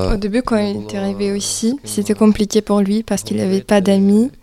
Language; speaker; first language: French; early bilingual, other home language; Ukrainian